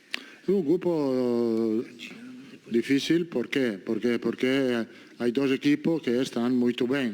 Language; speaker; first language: Portuguese; non-native, learner; Italian